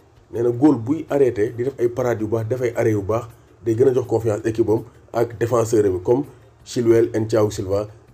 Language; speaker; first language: French; non-native, local second language; Wolof